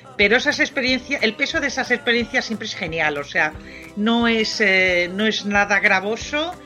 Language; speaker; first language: Spanish; non-native, fluent; French